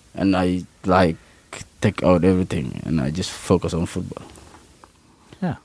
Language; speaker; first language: English; non-native, learner; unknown